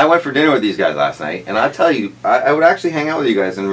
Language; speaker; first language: English; native; English